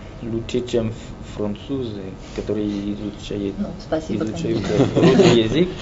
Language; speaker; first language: Russian; non-native, learner; French